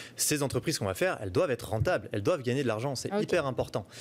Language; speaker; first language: French; native; French